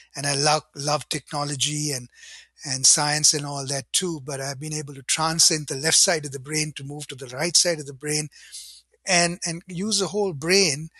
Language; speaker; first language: English; non-native, local second language; Sinhala